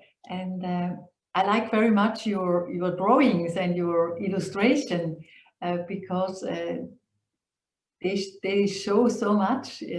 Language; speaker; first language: English; non-native, fluent; German